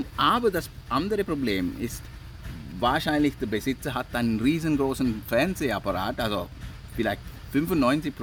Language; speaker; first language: German; non-native, fluent; Sinhala